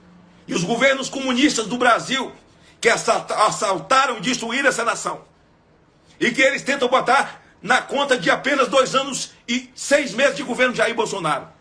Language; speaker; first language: Portuguese; native; Portuguese